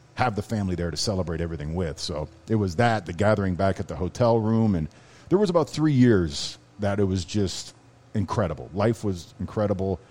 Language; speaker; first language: English; native; English